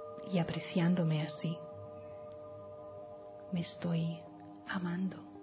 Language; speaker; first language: Spanish; native; Spanish